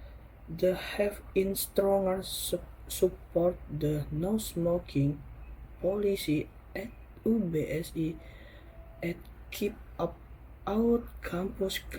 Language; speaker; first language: English; non-native, learner; Indonesian